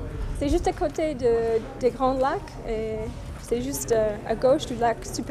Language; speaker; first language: French; non-native, fluent; English